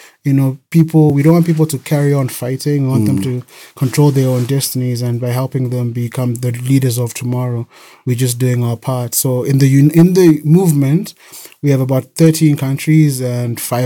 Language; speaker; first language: English; non-native, local second language; Shona